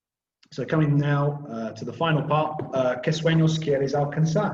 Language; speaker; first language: Spanish; non-native, learner; English